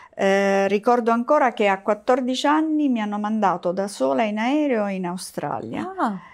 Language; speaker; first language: Italian; native; Italian